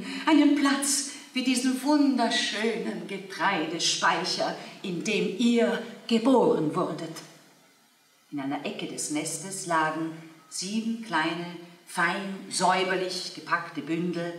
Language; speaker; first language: German; native; German